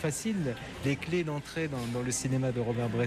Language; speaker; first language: French; native; French